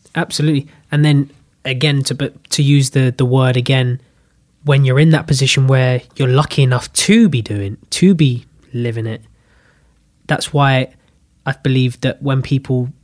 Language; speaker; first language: English; native; English